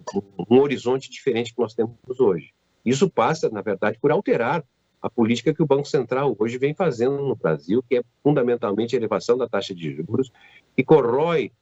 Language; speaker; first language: Portuguese; native; Portuguese